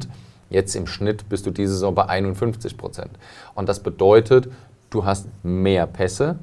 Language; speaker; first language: German; native; German